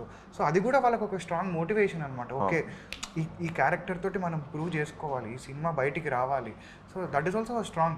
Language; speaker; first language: Telugu; native; Telugu